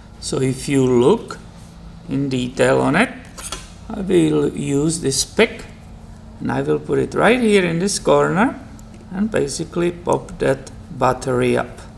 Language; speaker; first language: English; non-native, fluent; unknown